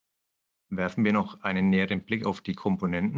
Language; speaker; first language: German; native; German